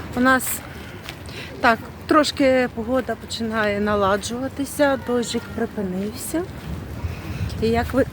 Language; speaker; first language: Ukrainian; non-native, local second language; Russian